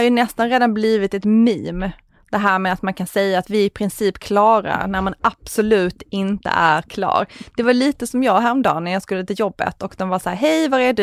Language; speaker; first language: Swedish; native; Swedish